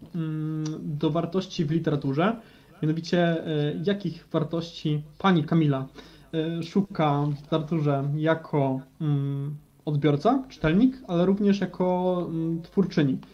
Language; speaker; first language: Polish; native; Polish